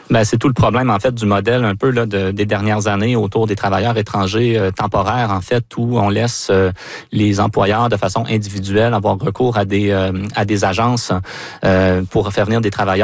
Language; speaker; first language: French; native; French